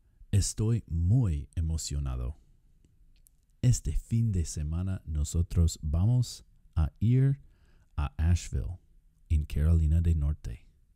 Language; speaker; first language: Spanish; non-native, fluent; English